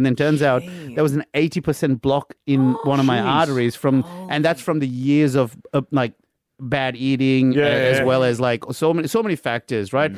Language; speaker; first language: English; non-native, local second language; Sinhala